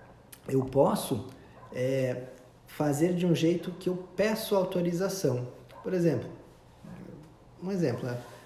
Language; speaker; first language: Portuguese; native; Portuguese